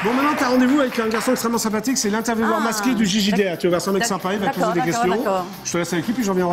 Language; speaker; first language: French; native; French